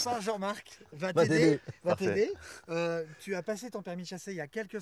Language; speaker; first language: French; native; French